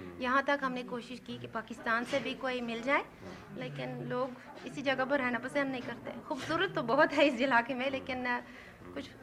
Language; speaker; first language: Urdu; non-native, fluent; Norwegian